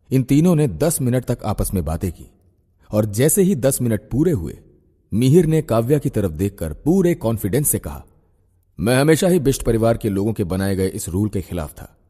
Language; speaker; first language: Hindi; native; Hindi